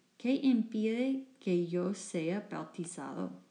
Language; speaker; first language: Spanish; non-native, learner; English